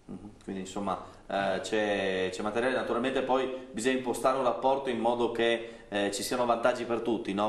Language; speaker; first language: Italian; native; Italian